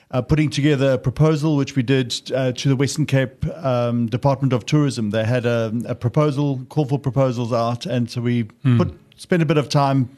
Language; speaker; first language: English; native; English